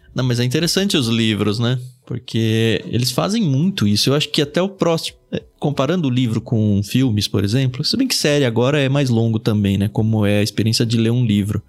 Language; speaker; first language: Portuguese; native; Portuguese